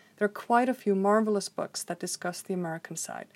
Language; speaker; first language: English; non-native, fluent; Icelandic